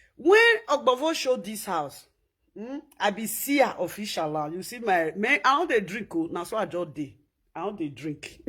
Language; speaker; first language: Nigerian Pidgin; native; Nigerian Pidgin